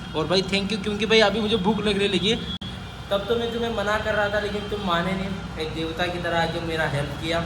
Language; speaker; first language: Hindi; non-native, local second language; Kannada